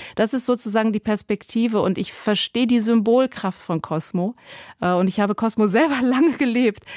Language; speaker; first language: German; early bilingual, other home language; Persian